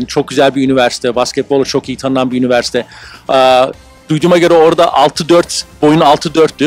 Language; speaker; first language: Turkish; native; Turkish